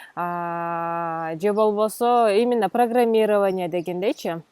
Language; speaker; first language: Russian; non-native, local second language; Kyrgyz